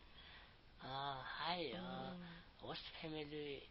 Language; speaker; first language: Japanese; non-native, learner; Nepali